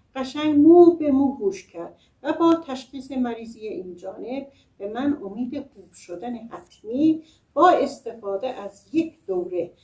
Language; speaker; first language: Persian; non-native, local second language; Azerbaijani